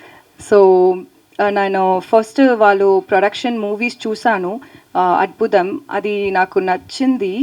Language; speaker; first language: Telugu; non-native, learner; Tamil